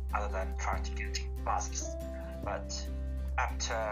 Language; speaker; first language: English; non-native, learner; Korean